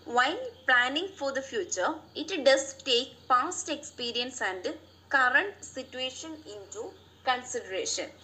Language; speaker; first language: English; non-native, local second language; Malayalam